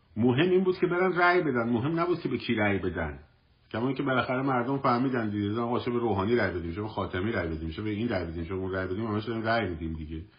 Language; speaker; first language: Persian; native; Persian